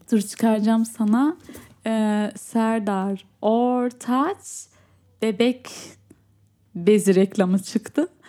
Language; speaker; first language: Turkish; native; Turkish